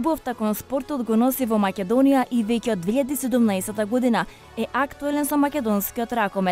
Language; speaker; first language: Macedonian; native; Macedonian